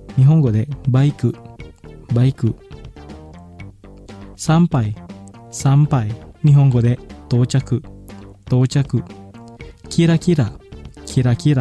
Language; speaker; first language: Japanese; non-native, fluent; Indonesian